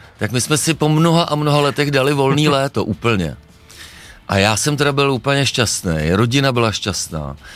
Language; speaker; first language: Czech; native; Czech